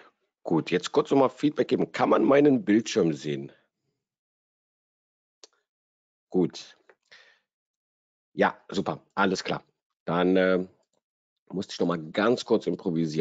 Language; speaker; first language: German; native; German